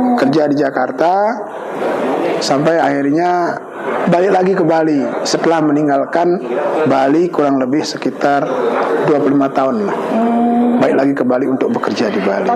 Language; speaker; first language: Indonesian; non-native, local second language; Balinese